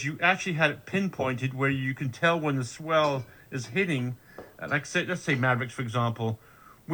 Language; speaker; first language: English; native; English